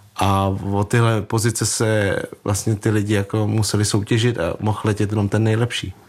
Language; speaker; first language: Czech; early bilingual, other home language; Vietnamese